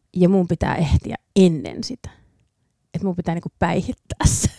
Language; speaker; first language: Finnish; early bilingual, other home language; English